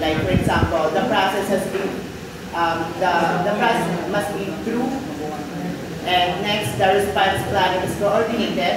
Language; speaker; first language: English; non-native, local second language; Filipino